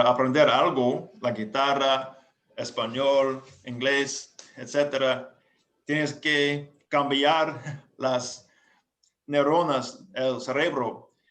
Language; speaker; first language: Spanish; non-native, learner; English